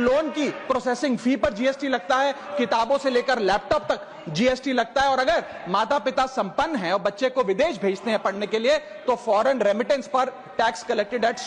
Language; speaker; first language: Hindi; native; Hindi